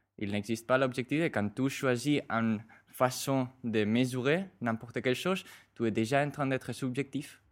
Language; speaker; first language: French; non-native, fluent; Spanish